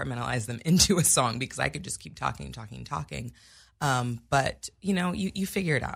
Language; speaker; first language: English; native; English